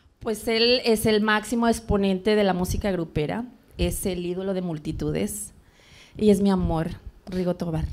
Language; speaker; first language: Spanish; native; Spanish